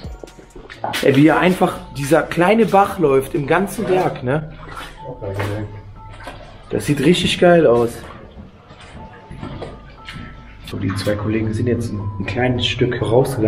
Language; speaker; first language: German; native; German